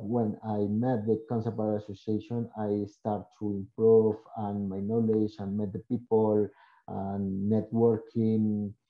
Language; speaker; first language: English; non-native, learner; Spanish